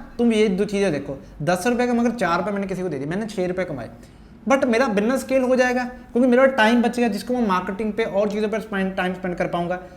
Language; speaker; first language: Hindi; native; Hindi